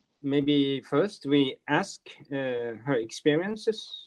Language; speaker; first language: English; non-native, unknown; Japanese